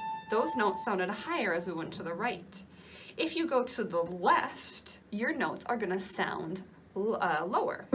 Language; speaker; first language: English; native; English